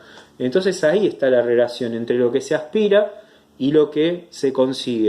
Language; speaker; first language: Spanish; native; Spanish